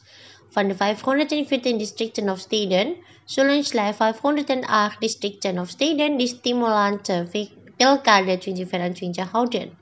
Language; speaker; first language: Dutch; non-native, fluent; Indonesian